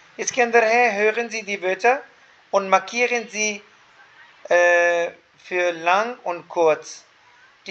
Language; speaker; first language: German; non-native, fluent; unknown